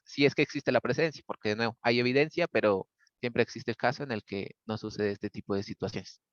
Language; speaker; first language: Spanish; native; Spanish